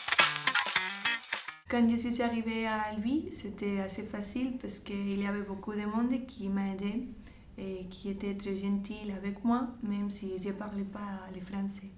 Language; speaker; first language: French; non-native, fluent; Spanish